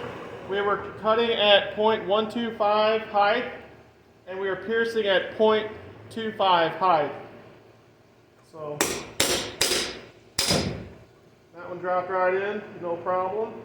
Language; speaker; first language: English; native; English